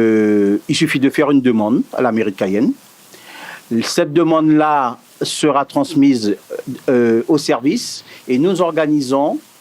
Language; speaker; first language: French; native; French